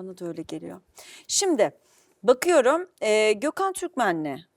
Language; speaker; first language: Turkish; native; Turkish